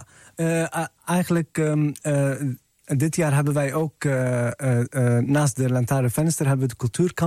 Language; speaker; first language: Dutch; non-native, fluent; Arabic